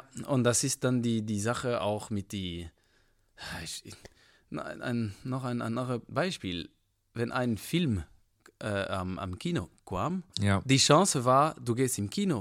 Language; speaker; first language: German; non-native, fluent; French